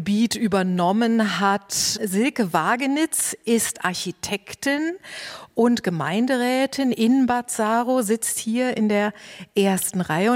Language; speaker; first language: German; native; German